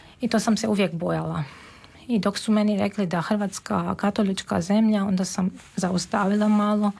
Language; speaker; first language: Serbian; non-native, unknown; Armenian